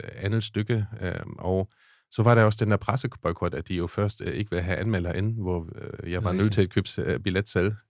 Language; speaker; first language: Danish; non-native, fluent; German